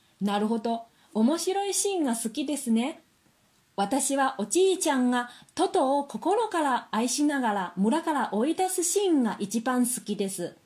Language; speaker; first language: Japanese; non-native, fluent; Chinese